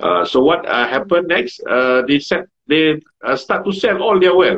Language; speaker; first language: English; non-native, learner; Malay